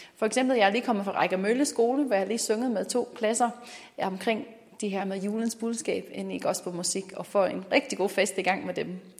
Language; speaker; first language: Danish; non-native, fluent; English